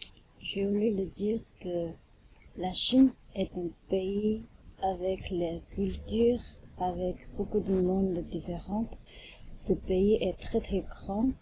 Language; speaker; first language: French; non-native, learner; Chinese